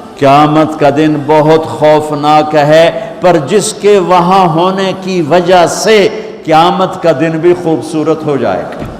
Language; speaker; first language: Urdu; non-native, local second language; Punjabi